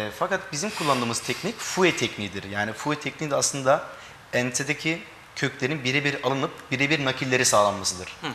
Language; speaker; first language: Turkish; early bilingual, heritage; Turkish